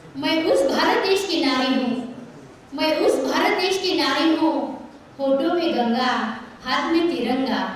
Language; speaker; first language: Hindi; non-native, local second language; Marathi